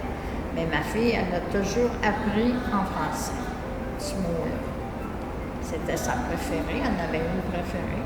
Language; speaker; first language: French; native; French